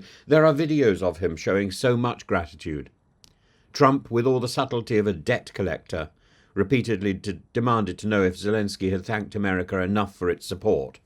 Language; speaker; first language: English; native; English